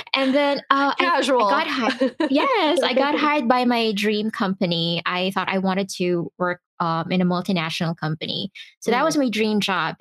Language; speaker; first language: English; non-native, local second language; Filipino